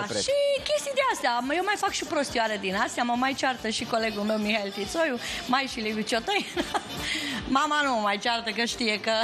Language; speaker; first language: Romanian; native; Romanian